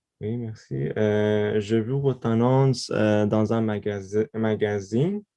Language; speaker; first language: French; non-native, learner; Persian